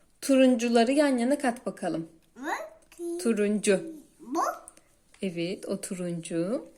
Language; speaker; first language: Turkish; native; Turkish